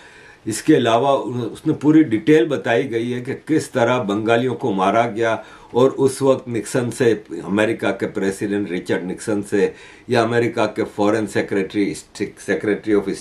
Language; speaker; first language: Urdu; native; Urdu